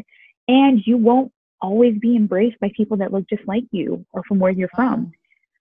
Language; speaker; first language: English; early bilingual, other home language; Urdu